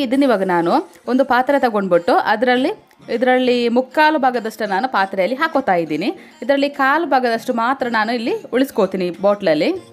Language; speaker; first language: Kannada; non-native, local second language; Tulu